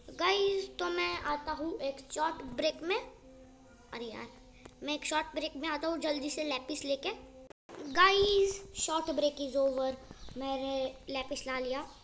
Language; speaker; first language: Hindi; non-native, local second language; Marathi